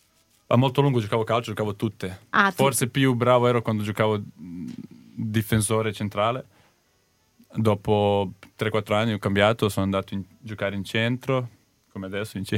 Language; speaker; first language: Italian; non-native, learner; Serbian